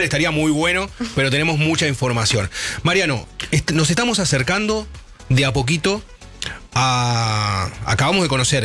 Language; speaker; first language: Spanish; native; Spanish